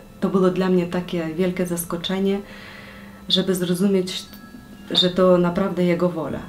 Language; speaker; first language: Polish; non-native, learner; Ukrainian